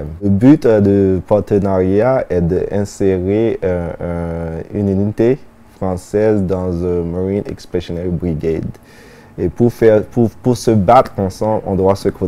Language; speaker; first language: French; non-native, local second language; Haitian Creole